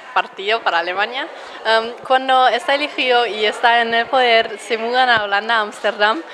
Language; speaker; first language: Spanish; non-native, fluent; German